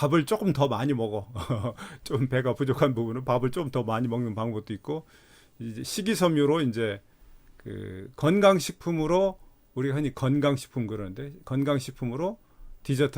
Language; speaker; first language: Korean; native; Korean